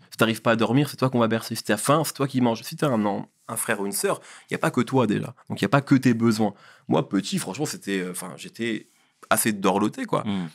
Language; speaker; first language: French; early bilingual, other home language; Arabic